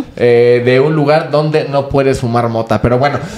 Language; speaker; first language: Spanish; native; Spanish